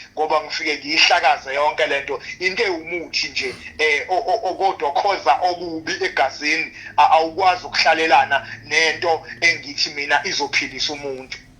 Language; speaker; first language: Zulu; native; Zulu